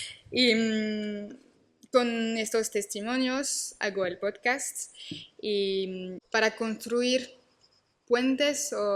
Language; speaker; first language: Spanish; non-native, learner; French